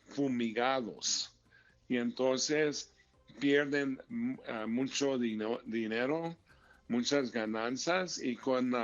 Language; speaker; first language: Spanish; early bilingual, heritage; Spanish